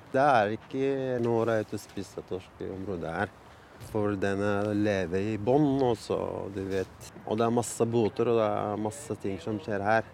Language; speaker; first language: Norwegian; non-native, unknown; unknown